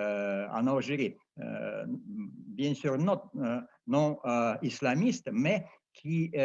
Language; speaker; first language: French; non-native, fluent; Russian